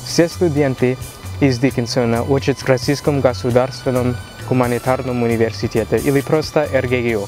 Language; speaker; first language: Russian; non-native, learner; English